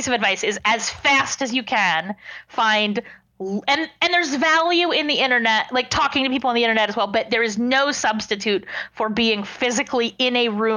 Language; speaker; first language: English; native; English